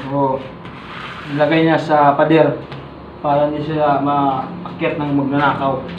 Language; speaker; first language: Filipino; non-native, local second language; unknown